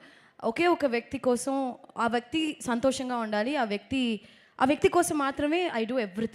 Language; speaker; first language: Telugu; non-native, local second language; Tamil